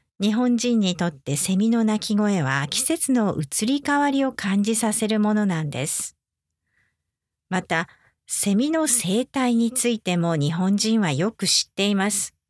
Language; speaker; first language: Japanese; native; Japanese